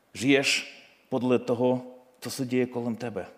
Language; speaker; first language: Ukrainian; native; Ukrainian